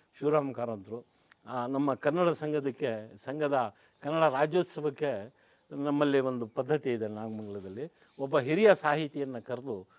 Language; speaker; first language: Kannada; non-native, local second language; Urdu